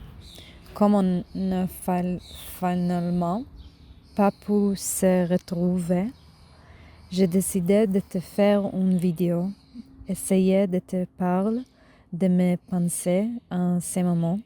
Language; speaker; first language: French; non-native, learner; Hebrew